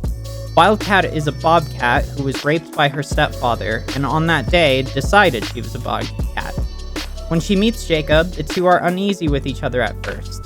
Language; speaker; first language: English; native; English